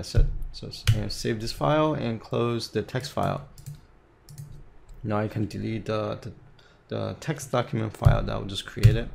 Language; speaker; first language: English; non-native, fluent; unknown